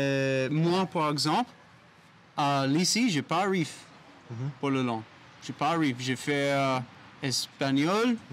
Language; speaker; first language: French; non-native, learner; English